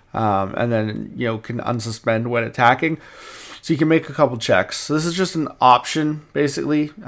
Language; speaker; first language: English; native; English